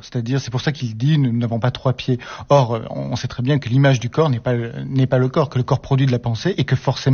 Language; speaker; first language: French; native; French